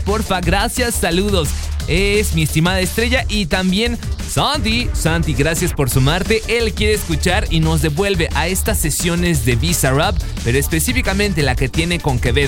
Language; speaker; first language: Spanish; native; Spanish